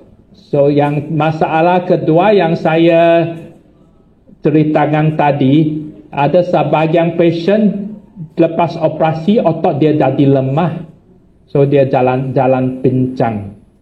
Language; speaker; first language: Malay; non-native, local second language; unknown